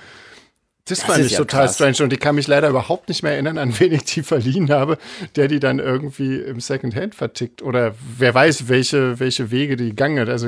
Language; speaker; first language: German; native; German